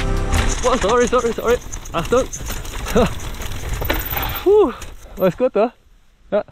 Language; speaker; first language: German; native; German